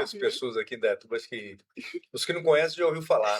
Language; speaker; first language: Portuguese; native; Portuguese